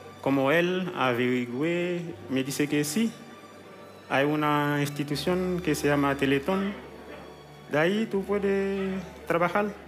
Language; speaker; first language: Spanish; non-native, learner; Haitian Creole